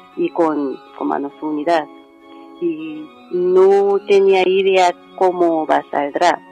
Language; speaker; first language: Spanish; non-native, learner; Korean